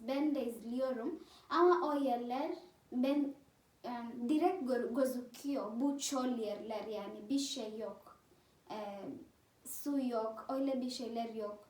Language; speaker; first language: Turkish; non-native, fluent; Swahili